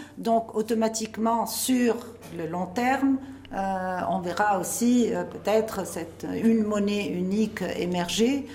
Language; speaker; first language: French; non-native, local second language; Arabic